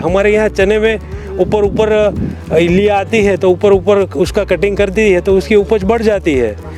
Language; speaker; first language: Hindi; non-native, local second language; Gujarati